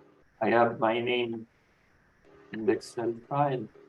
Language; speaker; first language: English; non-native, fluent; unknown